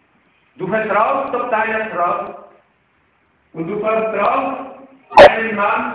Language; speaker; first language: German; non-native, fluent; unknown